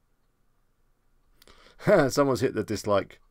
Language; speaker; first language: English; native; English